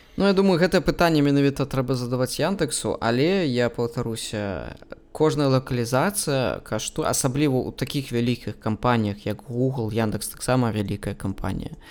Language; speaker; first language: Belarusian; non-native, local second language; Russian